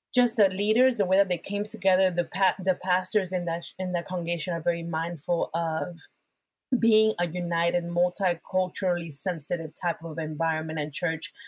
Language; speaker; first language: English; early bilingual, other home language; Spanish